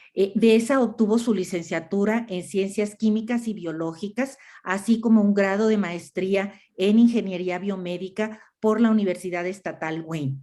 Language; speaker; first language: Spanish; native; Spanish